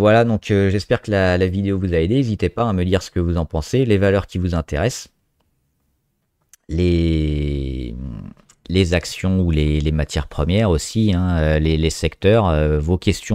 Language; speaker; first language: French; native; French